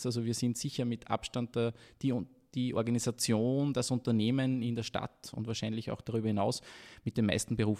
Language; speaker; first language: German; native; German